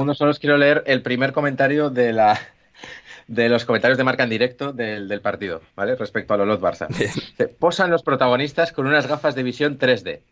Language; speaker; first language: Spanish; native; Spanish